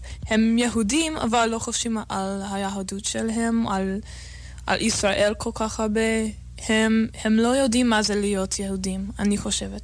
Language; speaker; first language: Hebrew; non-native, learner; English